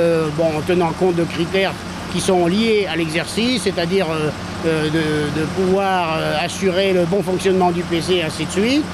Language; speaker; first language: French; native; French